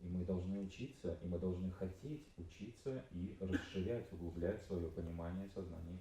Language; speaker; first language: Russian; native; Russian